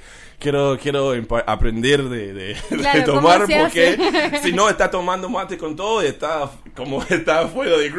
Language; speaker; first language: Spanish; non-native, learner; English